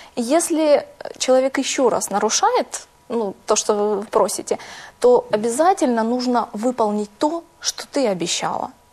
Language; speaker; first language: Russian; native; Russian